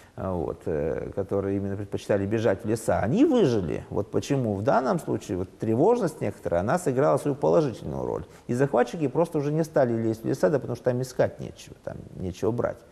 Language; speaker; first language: Russian; non-native, local second language; Udmurt